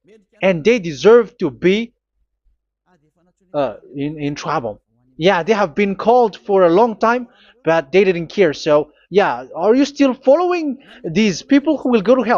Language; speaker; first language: English; non-native, fluent; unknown